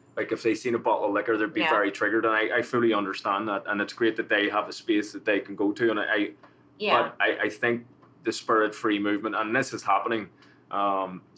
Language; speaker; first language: English; native; English